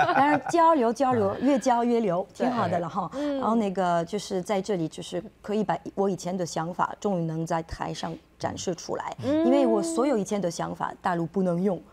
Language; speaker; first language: Chinese; non-native, fluent; French